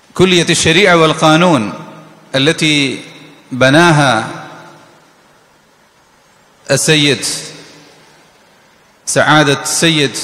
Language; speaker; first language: Arabic; non-native, fluent; Malayalam